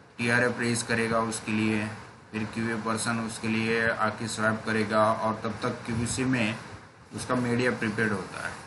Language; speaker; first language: Hindi; non-native, local second language; Marathi